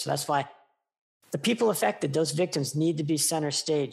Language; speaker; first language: English; native; English